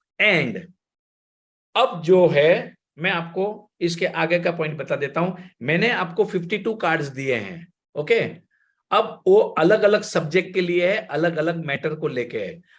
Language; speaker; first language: Hindi; non-native, local second language; Gujarati